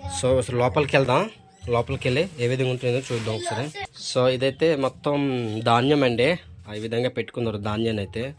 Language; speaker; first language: Telugu; non-native, local second language; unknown